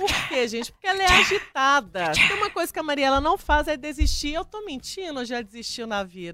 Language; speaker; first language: Portuguese; native; Portuguese